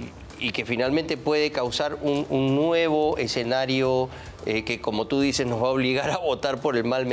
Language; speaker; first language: Spanish; native; Spanish